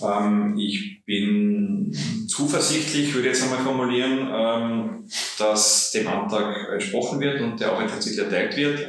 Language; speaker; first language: German; native; German